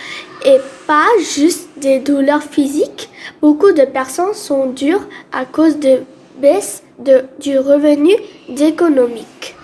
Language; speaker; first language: French; non-native, learner; Korean